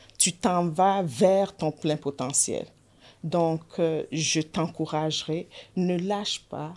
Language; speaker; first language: French; native; French